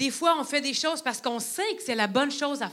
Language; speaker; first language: French; native; French